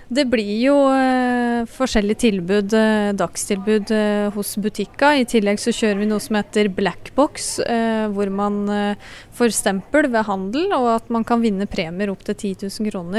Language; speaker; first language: Norwegian; native; Norwegian